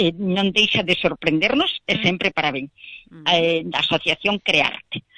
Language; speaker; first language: Galician; native; Galician